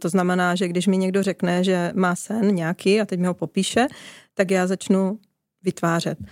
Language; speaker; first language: Czech; native; Czech